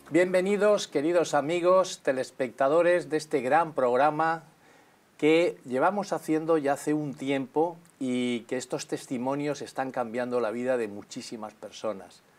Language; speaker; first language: Spanish; native; Spanish